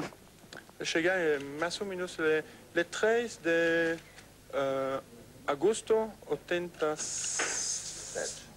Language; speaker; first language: Portuguese; non-native, learner; French